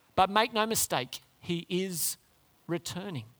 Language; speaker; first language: English; native; English